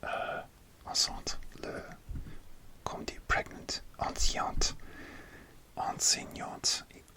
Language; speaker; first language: French; non-native, learner; English